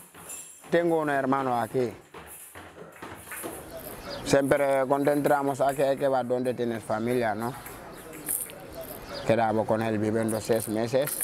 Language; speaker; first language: Spanish; non-native, fluent; Wolof